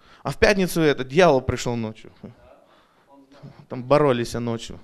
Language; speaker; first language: Russian; early bilingual, heritage; Russian